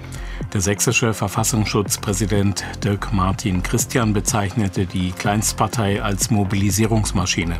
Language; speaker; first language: German; native; German